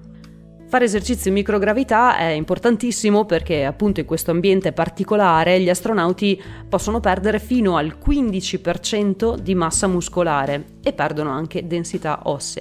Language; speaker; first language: Italian; native; Italian